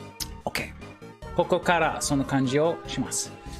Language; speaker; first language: Japanese; non-native, learner; English